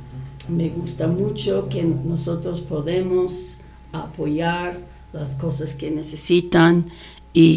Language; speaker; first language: Spanish; non-native, fluent; English